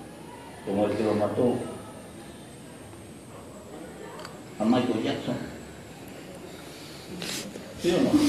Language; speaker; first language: Spanish; native; Spanish